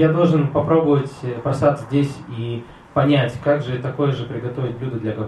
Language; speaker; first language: Russian; native; Russian